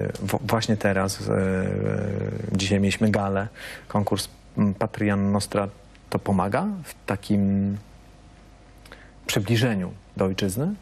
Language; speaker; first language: Polish; native; Polish